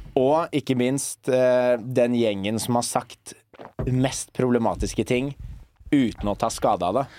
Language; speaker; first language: Norwegian; early bilingual, other home language; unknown